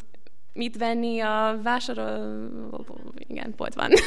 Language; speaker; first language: Hungarian; non-native, learner; English